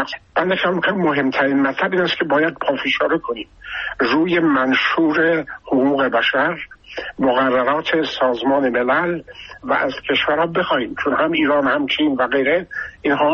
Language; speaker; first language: Persian; native; Persian